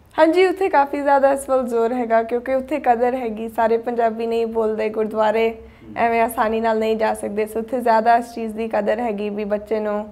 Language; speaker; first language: Punjabi; early bilingual, heritage; Punjabi